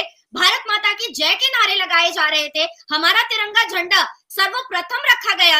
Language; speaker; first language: Hindi; native; Hindi